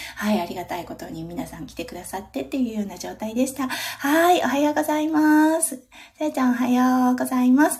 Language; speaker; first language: Japanese; native; Japanese